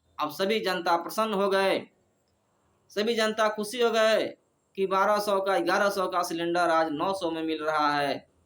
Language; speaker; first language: Hindi; native; Hindi